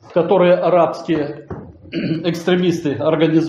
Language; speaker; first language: Polish; non-native, learner; Russian